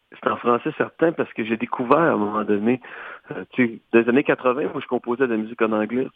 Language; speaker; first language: French; native; French